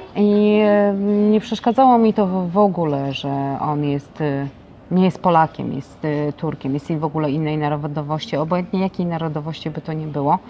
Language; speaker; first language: Polish; native; Polish